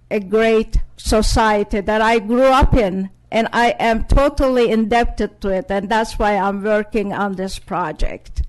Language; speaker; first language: English; non-native, fluent; Turkish